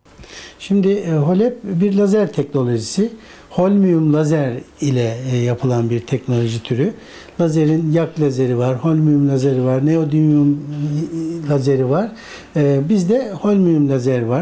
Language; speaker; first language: Turkish; native; Turkish